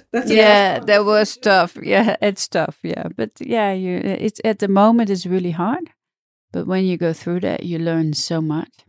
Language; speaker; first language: English; non-native, fluent; Dutch